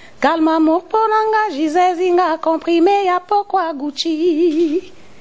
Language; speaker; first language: French; non-native, local second language; Lingala